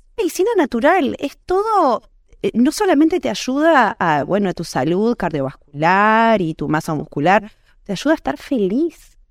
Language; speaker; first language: Spanish; native; Spanish